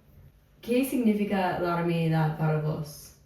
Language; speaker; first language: Spanish; non-native, fluent; English